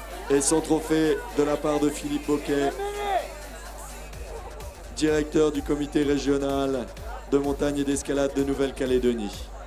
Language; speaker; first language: French; native; French